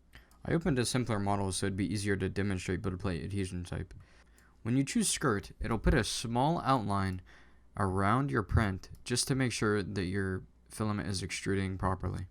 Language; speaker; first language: English; native; English